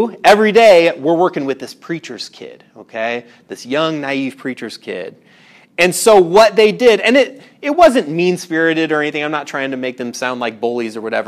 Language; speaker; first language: English; native; English